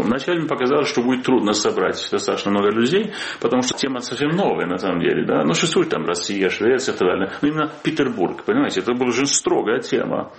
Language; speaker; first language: Russian; non-native, fluent; Swedish